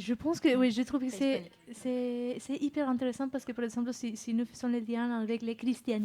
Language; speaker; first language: French; non-native, fluent; Spanish